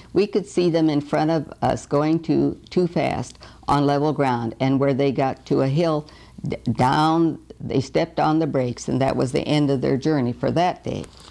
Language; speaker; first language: English; early bilingual, other home language; Swedish